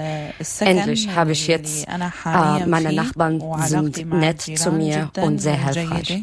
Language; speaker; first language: German; non-native, learner; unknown